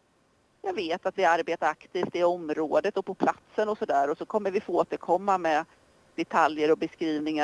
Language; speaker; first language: Swedish; native; Swedish